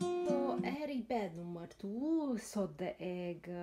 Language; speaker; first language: Norwegian; non-native, fluent; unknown